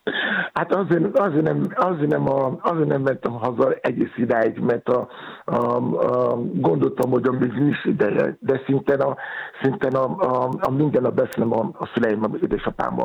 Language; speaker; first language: Hungarian; non-native, fluent; Yoruba